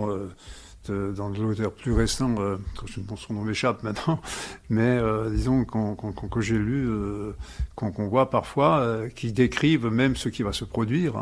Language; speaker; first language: French; non-native, local second language; Swiss German